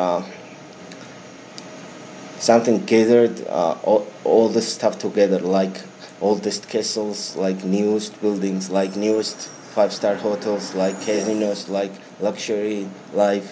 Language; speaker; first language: English; non-native, learner; Georgian